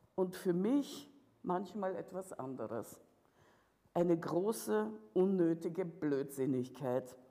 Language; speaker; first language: German; early bilingual, other home language; Russian